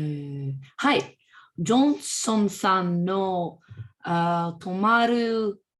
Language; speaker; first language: Japanese; non-native, learner; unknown